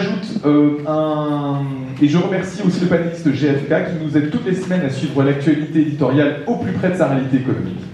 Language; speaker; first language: French; native; French